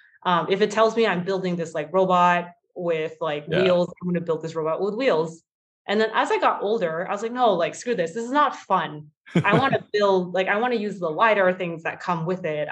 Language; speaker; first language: English; native; English